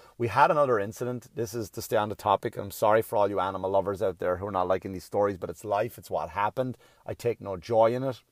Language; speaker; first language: English; native; English